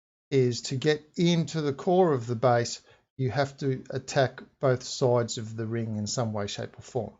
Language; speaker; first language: English; native; English